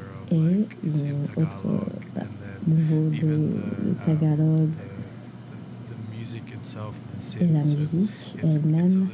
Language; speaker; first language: French; non-native, learner; English